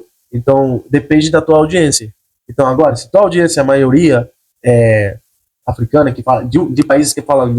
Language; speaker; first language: Portuguese; non-native, fluent; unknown